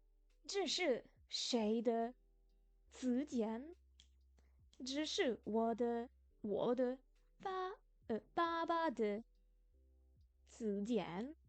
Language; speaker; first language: Chinese; non-native, learner; French